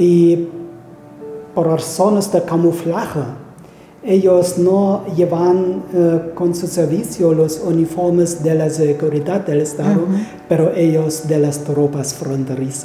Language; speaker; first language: Spanish; non-native, fluent; German